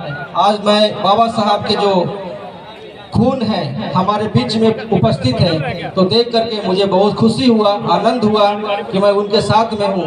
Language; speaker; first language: Hindi; native; Hindi